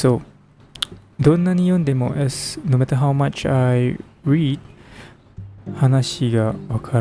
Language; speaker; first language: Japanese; non-native, learner; English